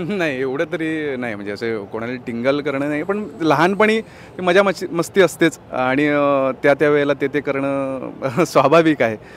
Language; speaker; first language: Marathi; non-native, local second language; Konkani